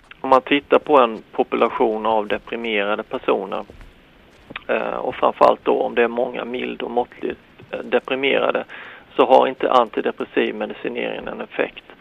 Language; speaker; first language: Swedish; native; Swedish